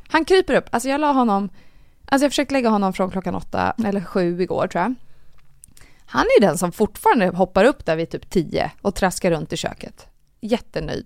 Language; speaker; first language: Swedish; native; Swedish